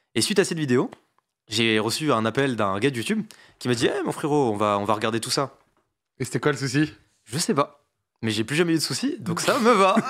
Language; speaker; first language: French; native; French